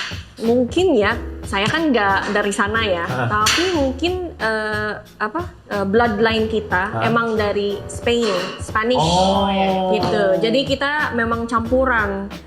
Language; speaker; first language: Indonesian; non-native, learner; Filipino